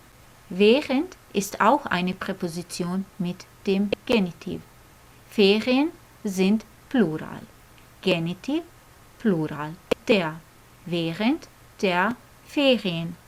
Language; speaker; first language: German; non-native, fluent; Croatian